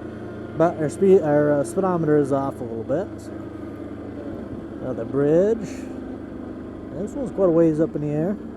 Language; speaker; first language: English; native; English